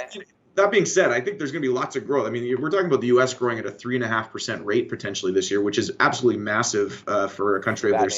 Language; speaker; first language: English; native; English